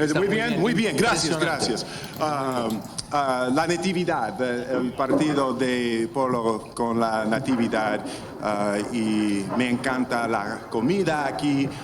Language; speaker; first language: Spanish; non-native, learner; English